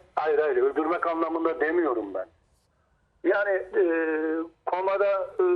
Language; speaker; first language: Turkish; native; Turkish